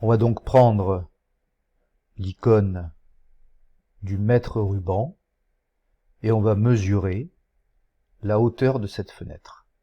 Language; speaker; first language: French; native; French